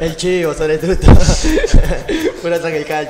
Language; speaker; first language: Italian; non-native, learner; Spanish